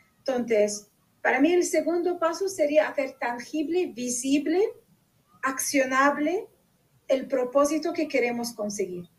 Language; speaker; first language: Spanish; non-native, fluent; Arabic